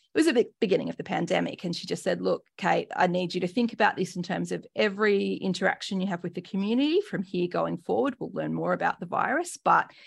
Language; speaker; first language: English; native; English